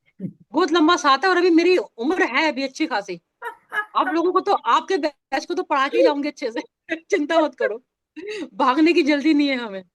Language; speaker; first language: Hindi; native; Hindi